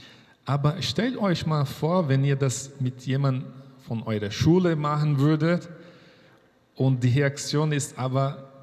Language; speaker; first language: German; non-native, fluent; Portuguese